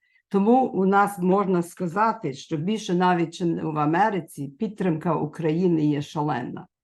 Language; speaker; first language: Ukrainian; early bilingual, heritage; Ukrainian